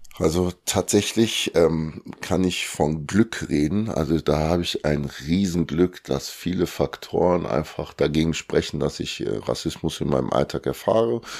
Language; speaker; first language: German; early bilingual, other home language; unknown